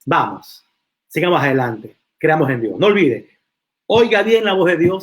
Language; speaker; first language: Spanish; native; Spanish